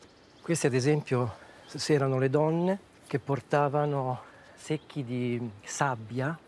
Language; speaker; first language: Italian; native; Italian